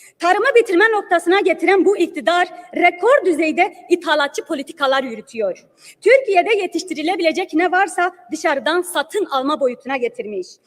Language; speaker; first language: Turkish; non-native, local second language; Kurdish